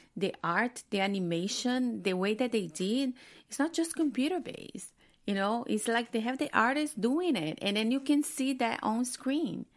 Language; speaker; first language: English; non-native, fluent; Portuguese